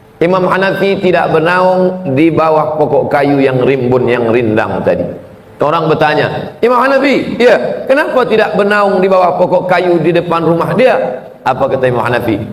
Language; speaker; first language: Malay; native; Malay